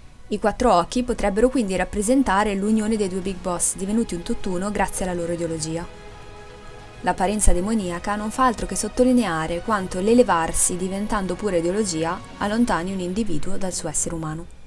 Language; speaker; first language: Italian; native; Italian